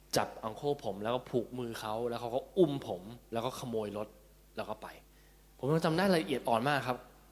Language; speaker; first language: Thai; early bilingual, heritage; Thai